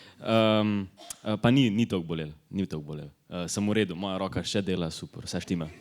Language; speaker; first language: Slovenian; native; Slovenian